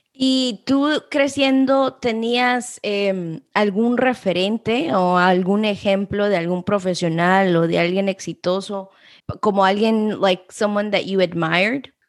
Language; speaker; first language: Spanish; early bilingual, heritage; Spanish